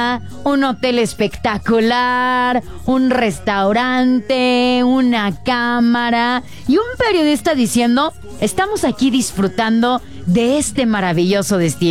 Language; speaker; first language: Spanish; native; Spanish